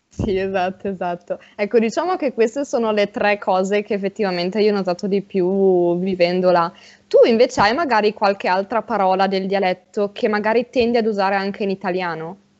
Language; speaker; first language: Italian; native; Italian